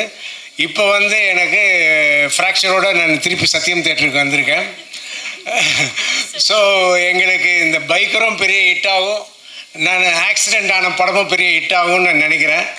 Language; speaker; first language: Tamil; non-native, local second language; Telugu